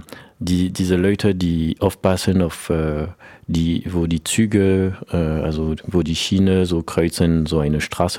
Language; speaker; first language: German; non-native, learner; French